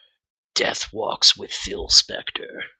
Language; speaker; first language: English; native; English